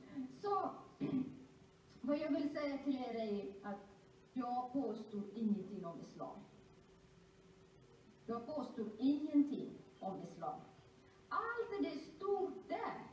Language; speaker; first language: Swedish; non-native, fluent; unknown